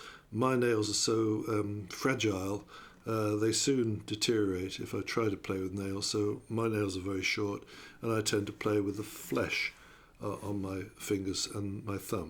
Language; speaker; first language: English; native; English